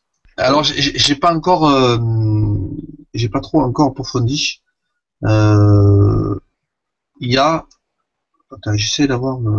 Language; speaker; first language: French; native; French